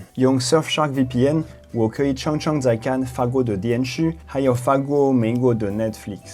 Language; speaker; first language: Chinese; non-native, fluent; French